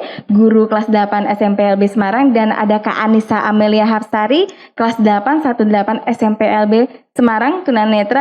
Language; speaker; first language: Indonesian; native; Indonesian